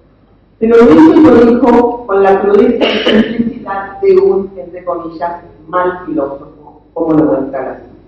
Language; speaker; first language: Spanish; native; Spanish